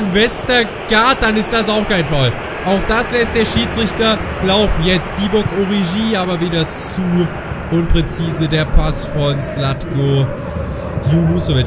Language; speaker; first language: German; native; German